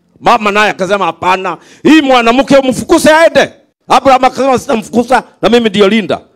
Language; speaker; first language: Swahili; non-native, local second language; Kikuyu